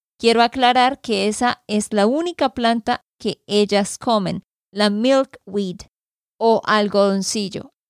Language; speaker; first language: Spanish; native; Spanish